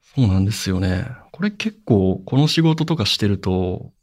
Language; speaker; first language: Japanese; native; Japanese